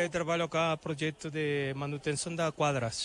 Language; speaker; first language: Portuguese; non-native, learner; Spanish